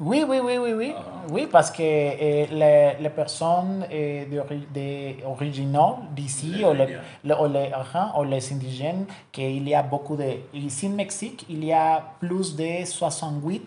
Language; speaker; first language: French; non-native, learner; Spanish